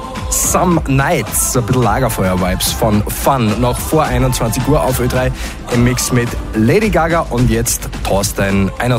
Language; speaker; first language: German; native; German